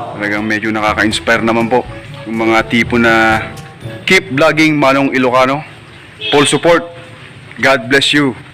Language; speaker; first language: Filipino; non-native, local second language; Iloko